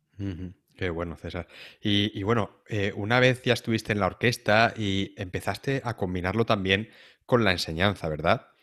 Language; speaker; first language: Spanish; native; Spanish